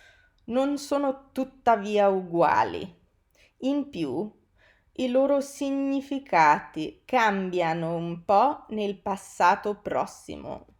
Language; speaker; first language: Italian; non-native, fluent; English